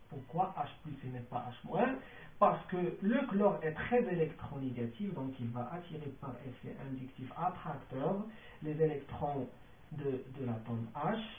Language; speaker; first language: French; non-native, local second language; Arabic